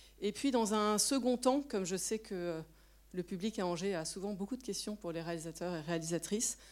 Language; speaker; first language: French; native; French